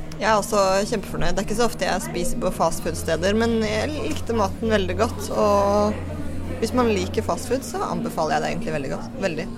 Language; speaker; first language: Norwegian; native; Norwegian